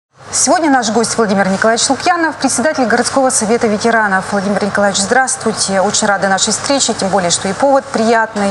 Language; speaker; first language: Russian; native; Russian